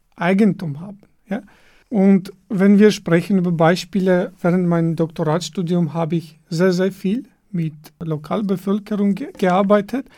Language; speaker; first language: German; non-native, fluent; Armenian